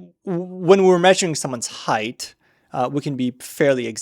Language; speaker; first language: English; native; English